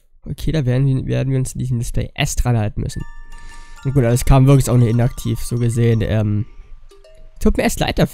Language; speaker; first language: German; native; German